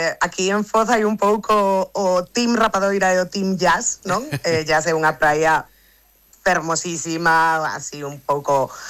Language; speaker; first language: Galician; non-native, local second language; Spanish